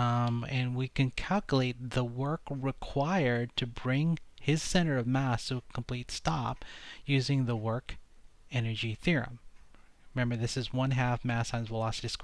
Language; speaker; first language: English; native; English